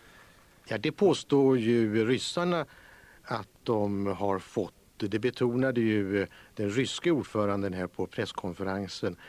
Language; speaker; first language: Swedish; native; Swedish